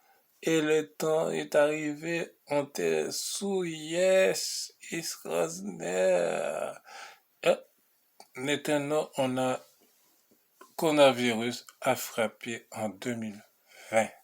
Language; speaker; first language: French; non-native, local second language; Haitian Creole